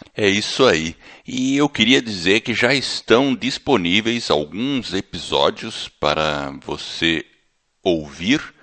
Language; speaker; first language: Portuguese; early bilingual, other home language; English